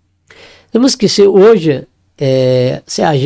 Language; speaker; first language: Portuguese; non-native, learner; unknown